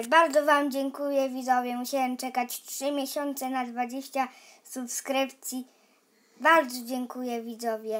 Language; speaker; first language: Polish; native; Polish